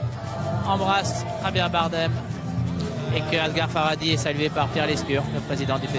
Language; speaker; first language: French; native; French